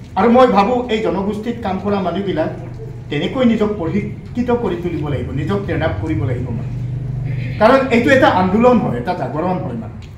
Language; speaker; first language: Assamese; non-native, local second language; Mising